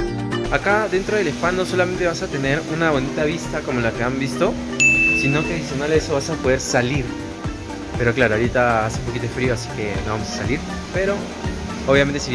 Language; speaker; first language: Spanish; native; Spanish